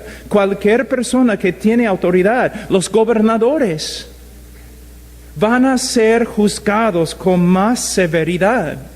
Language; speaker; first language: Spanish; non-native, fluent; English